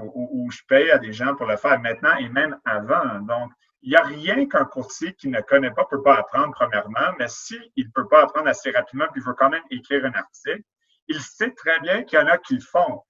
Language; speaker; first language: French; native; French